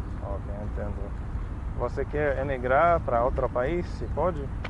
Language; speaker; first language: Portuguese; non-native, learner; English